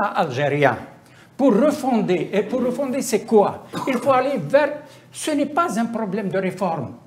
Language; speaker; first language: French; non-native, local second language; Arabic